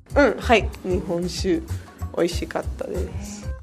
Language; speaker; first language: Japanese; non-native, learner; English